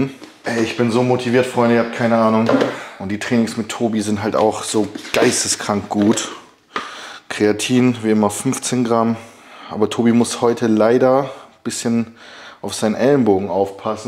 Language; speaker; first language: German; native; German